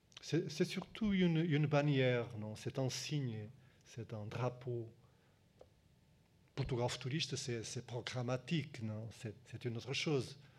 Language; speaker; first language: French; non-native, fluent; Portuguese